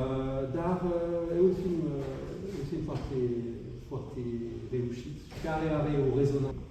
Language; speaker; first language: Romanian; non-native, fluent; French